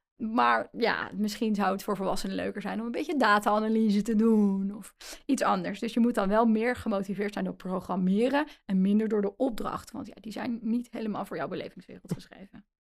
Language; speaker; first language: Dutch; native; Dutch